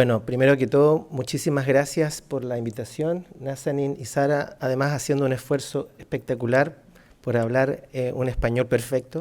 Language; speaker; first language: Spanish; native; Spanish